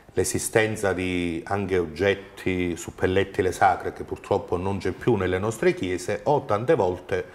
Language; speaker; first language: Italian; native; Italian